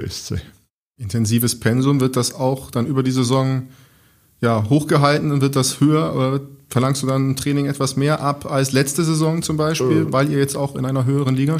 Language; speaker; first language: German; native; German